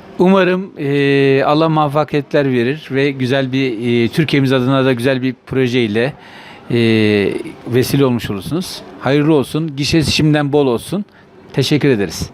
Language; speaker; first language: Turkish; native; Turkish